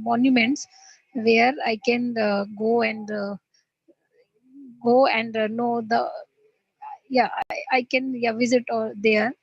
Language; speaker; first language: English; non-native, learner; Hindi